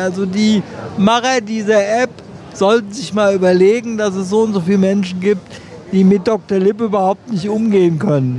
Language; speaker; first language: German; native; German